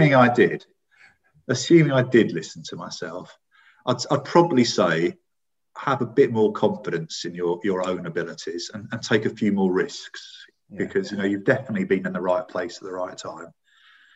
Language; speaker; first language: English; native; English